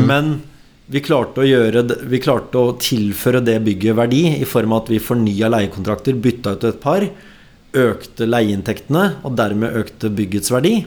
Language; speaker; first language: Norwegian; native; Norwegian